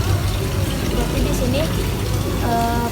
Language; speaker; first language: Indonesian; native; Indonesian